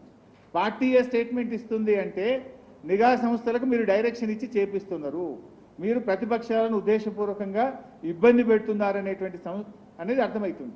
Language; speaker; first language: Telugu; native; Telugu